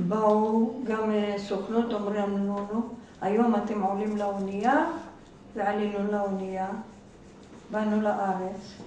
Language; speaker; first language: Hebrew; non-native, fluent; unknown